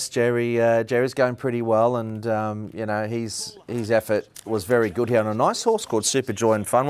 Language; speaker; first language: English; native; English